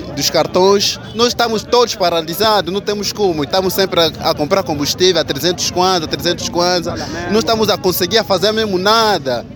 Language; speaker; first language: Portuguese; native; Portuguese